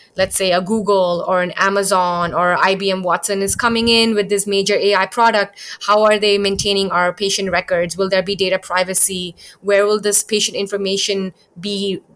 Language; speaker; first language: English; early bilingual, other home language; Thai